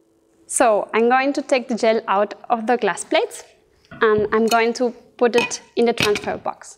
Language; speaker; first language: English; non-native, fluent; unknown